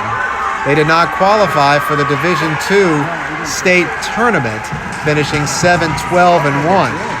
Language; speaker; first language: English; native; English